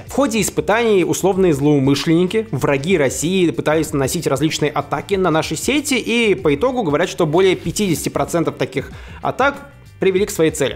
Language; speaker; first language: Russian; native; Russian